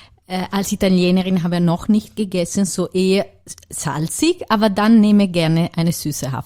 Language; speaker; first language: German; non-native, fluent; Italian